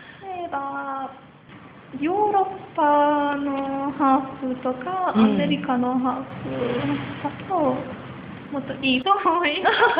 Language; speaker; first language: Japanese; non-native, learner; Persian